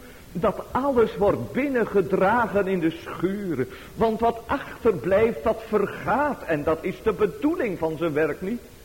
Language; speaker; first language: Dutch; native; Dutch